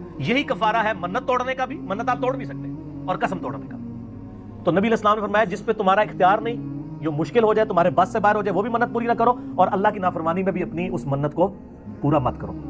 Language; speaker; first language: Urdu; non-native, local second language; Punjabi